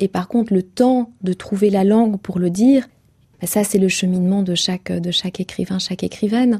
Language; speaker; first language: French; non-native, local second language; Kinyarwanda